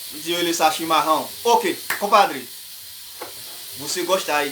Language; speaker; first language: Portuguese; non-native, learner; Haitian Creole